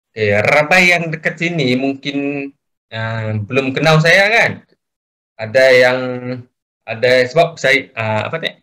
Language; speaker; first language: Malay; non-native, local second language; Chinese